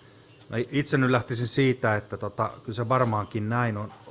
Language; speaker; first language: Finnish; native; Finnish